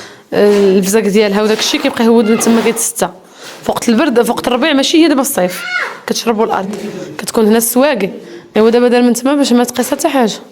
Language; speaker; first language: Arabic; native; Arabic